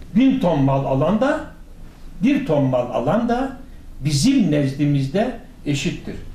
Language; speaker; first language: Turkish; native; Turkish